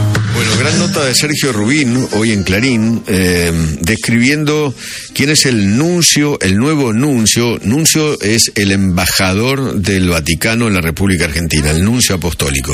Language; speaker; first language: Spanish; native; Spanish